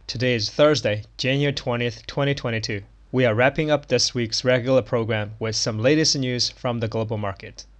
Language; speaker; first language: English; non-native, fluent; Chinese